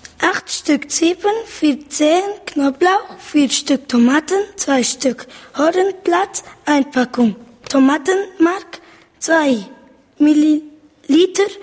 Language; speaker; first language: German; early bilingual, other home language; Portuguese